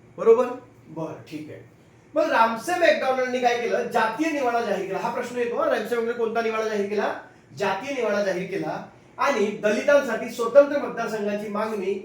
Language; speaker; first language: Marathi; non-native, local second language; Hindi